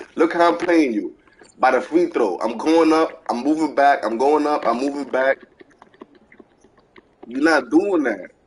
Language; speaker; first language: English; native; English